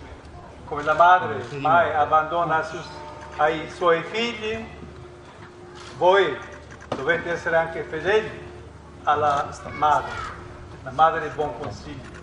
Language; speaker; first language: Italian; non-native, fluent; English